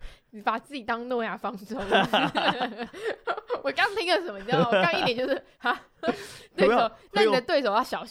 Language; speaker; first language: Chinese; native; Chinese